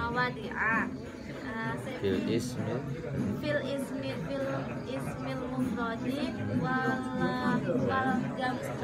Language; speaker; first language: Arabic; non-native, learner; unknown